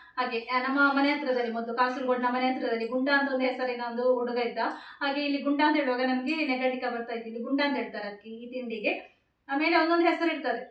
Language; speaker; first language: Kannada; native; Kannada